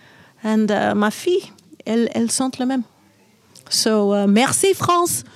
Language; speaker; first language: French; non-native, learner; English